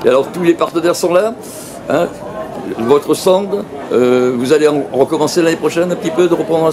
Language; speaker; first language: French; native; French